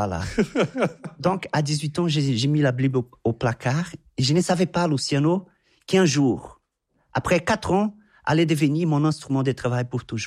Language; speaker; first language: French; non-native, fluent; Portuguese